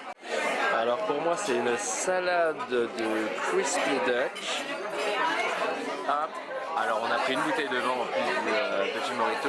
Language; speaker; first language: French; native; French